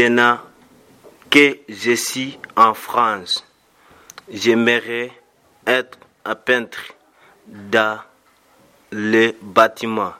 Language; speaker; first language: French; non-native, learner; Soninke